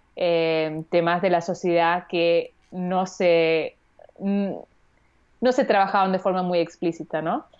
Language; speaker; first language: Spanish; early bilingual, heritage; Spanish